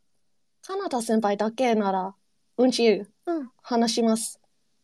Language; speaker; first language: Japanese; non-native, learner; English